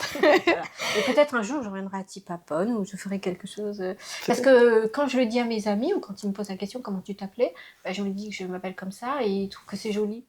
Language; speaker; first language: French; early bilingual, other home language; Lao